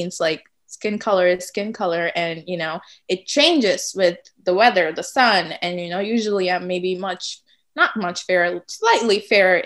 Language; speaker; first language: English; non-native, local second language; Tamil